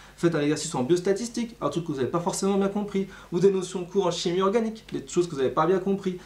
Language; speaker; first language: French; native; French